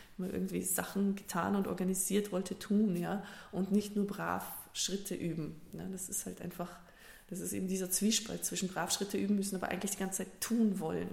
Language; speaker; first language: German; early bilingual, other home language; Russian